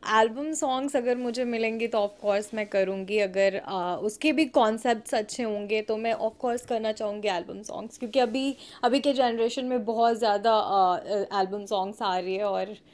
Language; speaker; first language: Hindi; native; Hindi